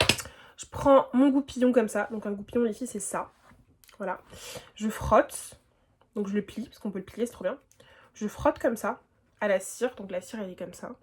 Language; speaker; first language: French; native; French